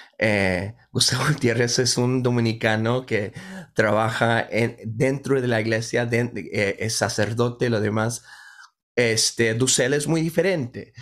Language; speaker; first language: Spanish; early bilingual, heritage; Spanish